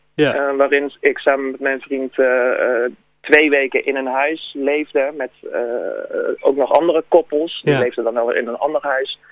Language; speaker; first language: Dutch; native; Dutch